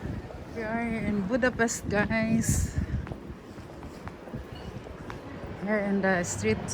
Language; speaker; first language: English; non-native, local second language; Filipino